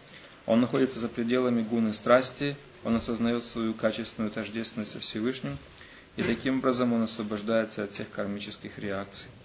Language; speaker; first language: Russian; native; Russian